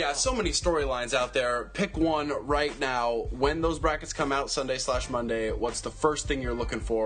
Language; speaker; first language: English; native; English